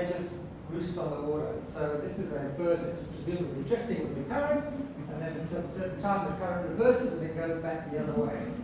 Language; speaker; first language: English; native; English